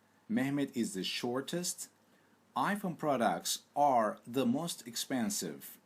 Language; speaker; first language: English; non-native, fluent; Turkish